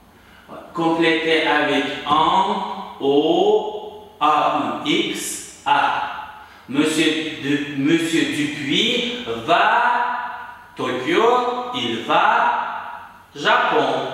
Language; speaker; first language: French; non-native, fluent; Uzbek